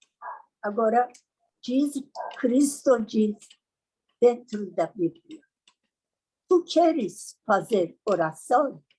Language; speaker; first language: Portuguese; non-native, learner; Persian